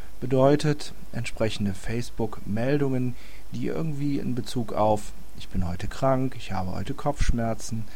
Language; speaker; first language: German; native; German